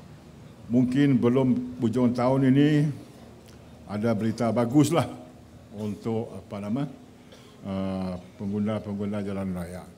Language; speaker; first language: Malay; native; Malay